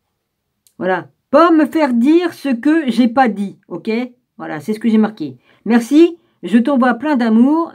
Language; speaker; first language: French; native; French